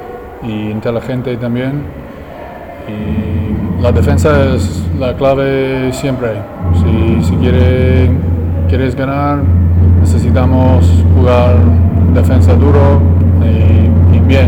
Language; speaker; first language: Spanish; non-native, learner; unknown